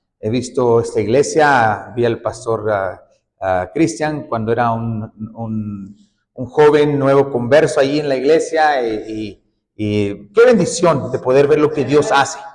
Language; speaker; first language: Spanish; early bilingual, heritage; Spanish